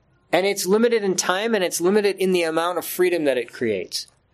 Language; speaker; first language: English; native; English